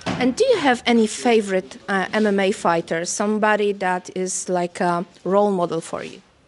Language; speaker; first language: English; non-native, fluent; Polish